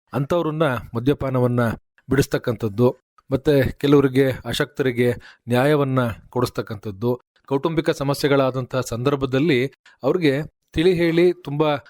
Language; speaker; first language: Kannada; native; Kannada